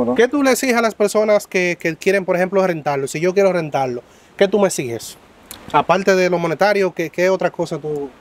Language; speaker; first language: Spanish; native; Spanish